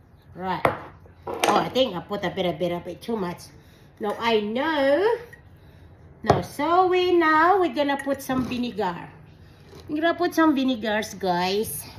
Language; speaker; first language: English; non-native, learner; Filipino